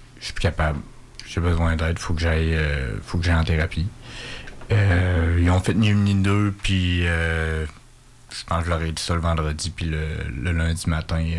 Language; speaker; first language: French; native; French